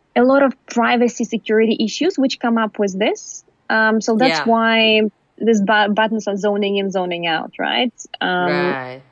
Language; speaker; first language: English; non-native, fluent; Ukrainian